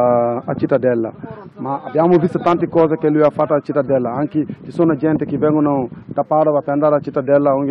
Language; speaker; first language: Italian; non-native, local second language; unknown